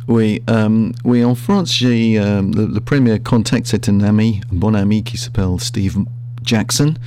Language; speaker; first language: French; non-native, fluent; English